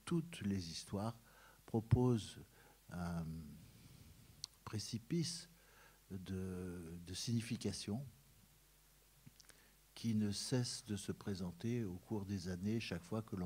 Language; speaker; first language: French; native; French